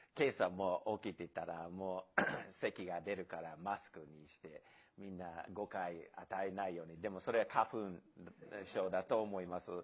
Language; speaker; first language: Japanese; non-native, fluent; English